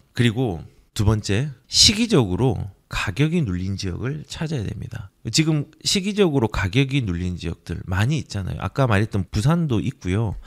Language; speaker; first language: Korean; native; Korean